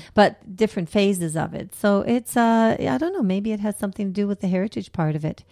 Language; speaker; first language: English; early bilingual, other home language; German